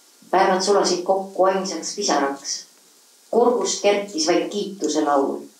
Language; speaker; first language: Estonian; native; Estonian